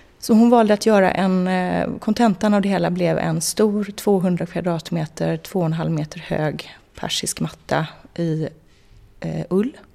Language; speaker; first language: Swedish; native; Swedish